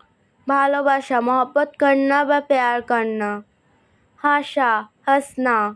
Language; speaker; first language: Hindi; non-native, learner; Bangla